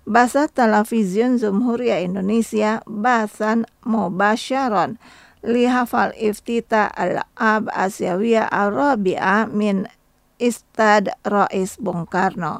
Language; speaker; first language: Arabic; non-native, fluent; Indonesian